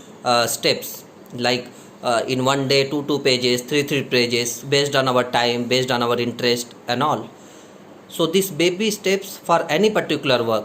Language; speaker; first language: English; non-native, local second language; Hindi